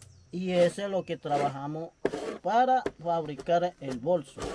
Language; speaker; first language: Spanish; non-native, local second language; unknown